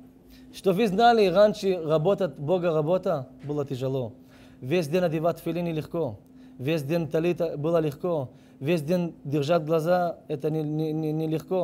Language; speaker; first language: Russian; non-native, learner; Hebrew